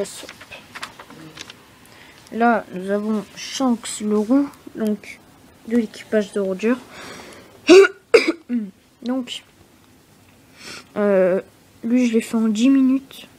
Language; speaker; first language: French; native; French